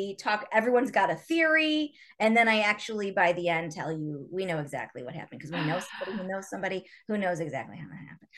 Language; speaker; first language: English; native; English